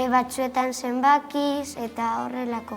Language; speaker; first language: Basque; non-native, local second language; Spanish